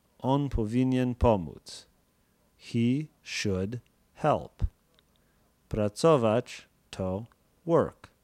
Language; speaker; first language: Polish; non-native, fluent; English